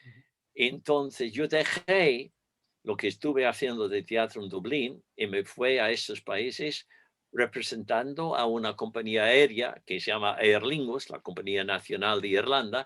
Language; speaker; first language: Spanish; non-native, fluent; English